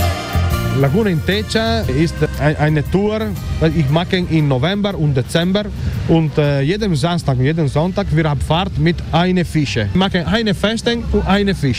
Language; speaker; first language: German; non-native, learner; Italian